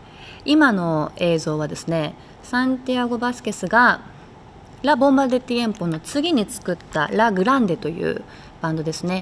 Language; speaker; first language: Japanese; native; Japanese